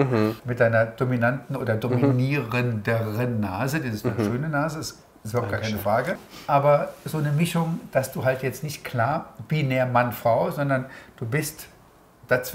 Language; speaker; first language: German; native; German